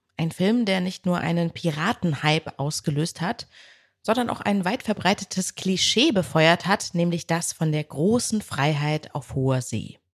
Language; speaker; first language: German; native; German